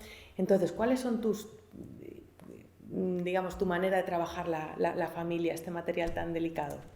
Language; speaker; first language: Spanish; native; Spanish